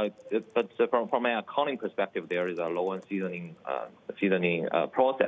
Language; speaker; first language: English; non-native, fluent; Chinese